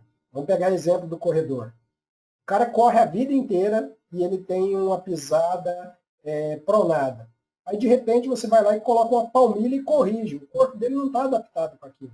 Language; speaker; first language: Portuguese; native; Portuguese